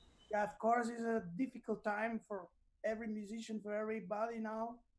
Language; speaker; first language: English; non-native, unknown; Bulgarian